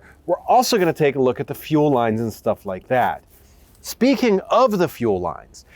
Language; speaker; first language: English; native; English